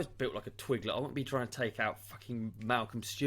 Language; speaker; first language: English; native; English